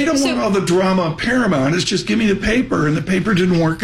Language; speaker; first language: English; native; English